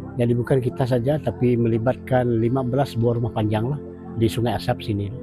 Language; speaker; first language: Malay; non-native, local second language; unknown